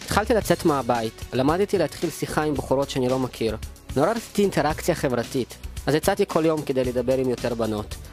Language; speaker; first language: Hebrew; early bilingual, other home language; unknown